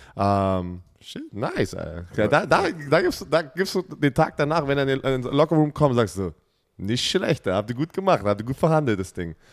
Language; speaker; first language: German; native; German